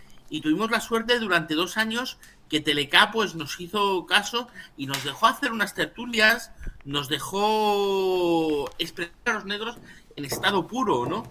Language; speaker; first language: Spanish; native; Spanish